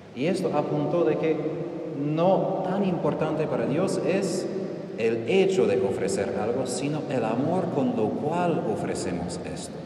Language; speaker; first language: Spanish; non-native, fluent; English